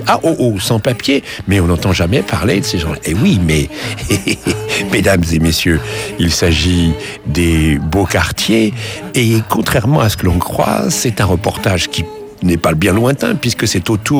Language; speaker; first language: French; native; French